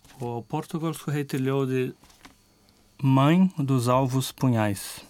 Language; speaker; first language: Icelandic; non-native, fluent; Portuguese